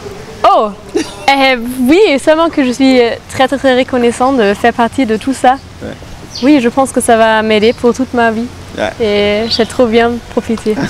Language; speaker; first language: French; non-native, fluent; German